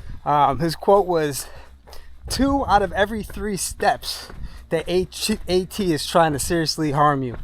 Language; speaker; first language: English; native; English